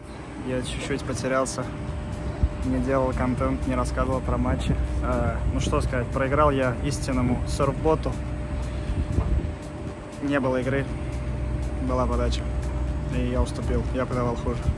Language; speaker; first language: Russian; native; Russian